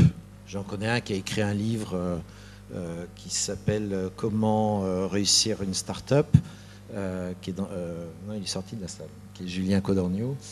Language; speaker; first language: French; native; French